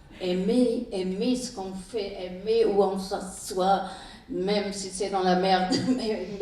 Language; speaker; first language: French; non-native, fluent; German